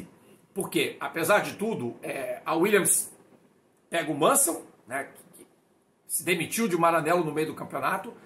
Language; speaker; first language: Portuguese; native; Portuguese